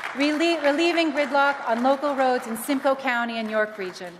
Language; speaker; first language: English; native; English